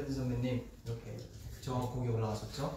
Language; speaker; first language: Korean; native; Korean